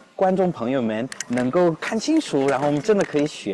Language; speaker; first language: Chinese; non-native, fluent; English